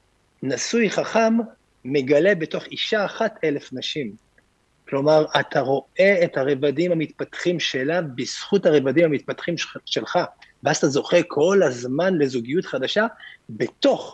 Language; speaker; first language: Hebrew; native; Hebrew